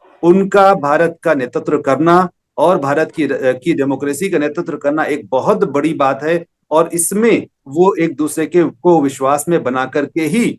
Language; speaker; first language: Hindi; native; Hindi